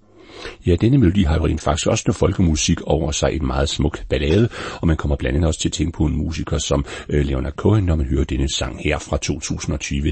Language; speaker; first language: Danish; native; Danish